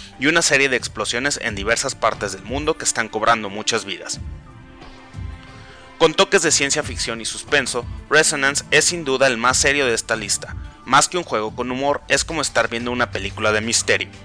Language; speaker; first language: Spanish; native; Spanish